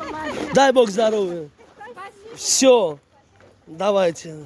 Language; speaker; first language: Russian; non-native, fluent; Tajik